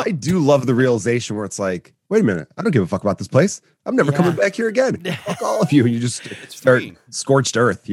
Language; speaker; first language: English; native; English